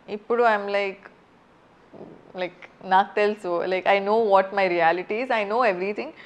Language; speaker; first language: Telugu; non-native, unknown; Kannada